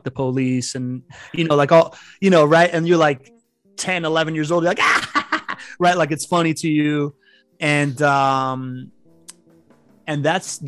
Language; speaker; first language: English; early bilingual, other home language; Spanish